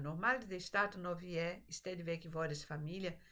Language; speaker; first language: Danish; non-native, fluent; Portuguese